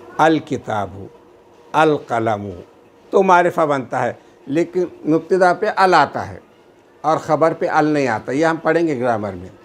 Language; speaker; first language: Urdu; native; Urdu